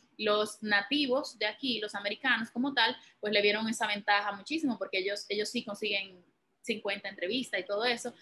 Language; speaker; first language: Spanish; native; Spanish